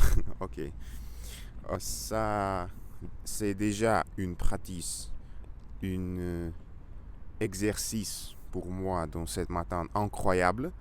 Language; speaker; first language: French; non-native, learner; Russian